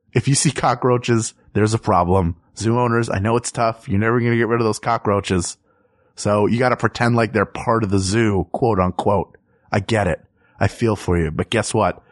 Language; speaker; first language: English; native; English